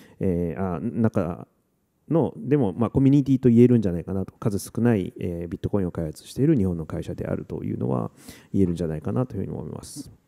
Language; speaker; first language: Japanese; native; Japanese